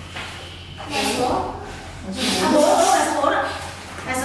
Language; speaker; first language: Chinese; non-native, fluent; Vietnamese